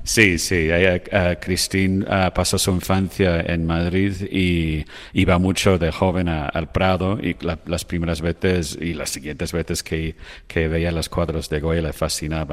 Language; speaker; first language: Spanish; non-native, fluent; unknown